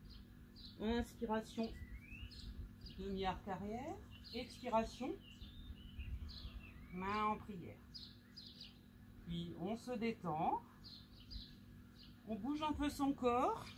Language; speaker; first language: French; native; French